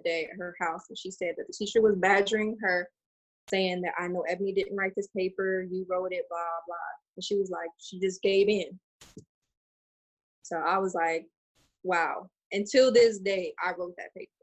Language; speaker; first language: English; native; English